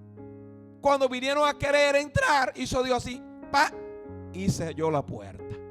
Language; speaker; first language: Spanish; native; Spanish